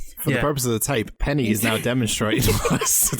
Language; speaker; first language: English; native; English